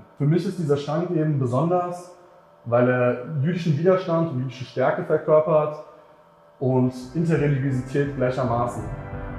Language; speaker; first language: German; native; German